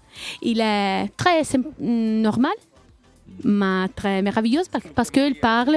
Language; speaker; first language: French; non-native, learner; Italian